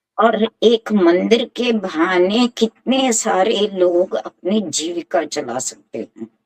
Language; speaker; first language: Hindi; native; Hindi